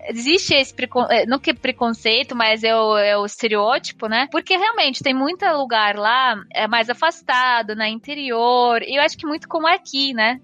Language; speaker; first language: Portuguese; non-native, fluent; Russian